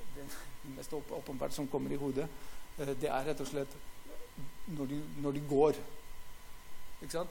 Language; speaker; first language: Norwegian; non-native, fluent; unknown